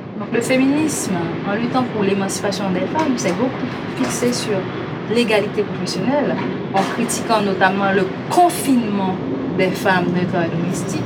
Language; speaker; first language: French; non-native, local second language; Haitian Creole